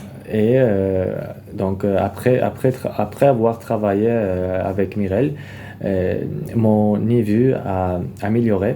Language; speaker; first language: French; non-native, fluent; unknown